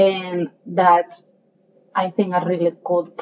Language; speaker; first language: English; non-native, fluent; Spanish